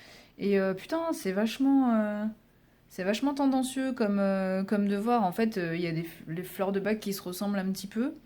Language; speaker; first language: French; native; French